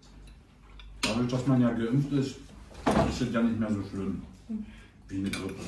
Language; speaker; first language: German; native; German